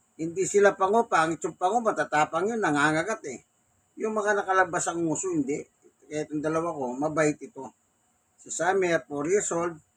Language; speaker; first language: Filipino; non-native, local second language; Pampanga